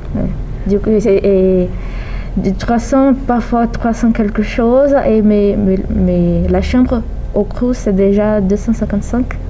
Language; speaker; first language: French; non-native, fluent; Portuguese